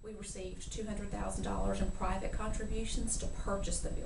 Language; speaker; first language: English; native; English